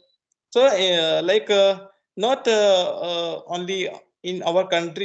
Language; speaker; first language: English; non-native, learner; Marathi